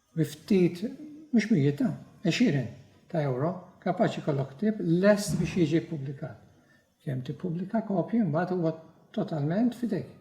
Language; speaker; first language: Maltese; native; Maltese